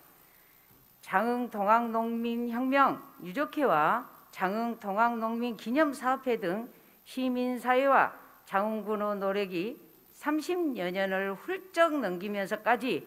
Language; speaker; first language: Korean; native; Korean